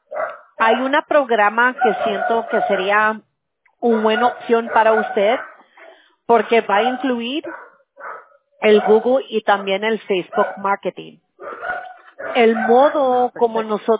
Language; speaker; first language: Spanish; early bilingual, heritage; Spanish